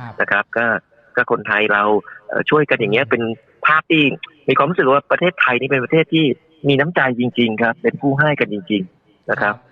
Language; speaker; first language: Thai; native; Thai